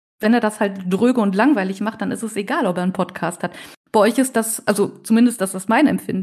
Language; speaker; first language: German; native; German